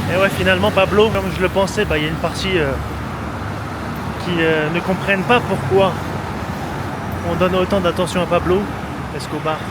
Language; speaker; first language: French; native; French